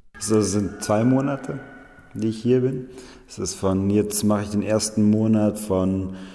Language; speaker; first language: German; native; German